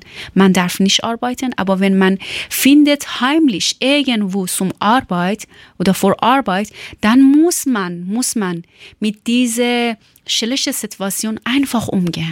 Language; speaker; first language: German; non-native, learner; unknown